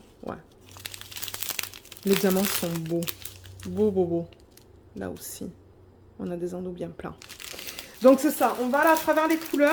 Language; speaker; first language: French; native; French